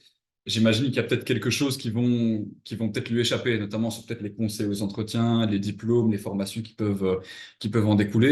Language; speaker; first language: French; native; French